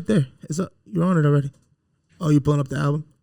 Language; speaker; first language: English; native; English